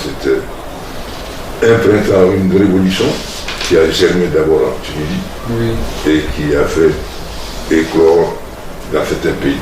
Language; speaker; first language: French; non-native, local second language; Bambara